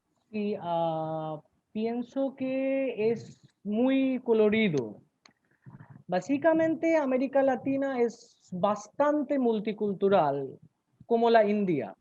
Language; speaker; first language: Spanish; non-native, learner; Bangla